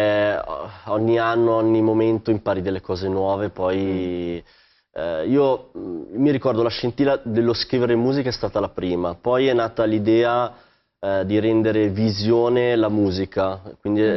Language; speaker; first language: Italian; native; Italian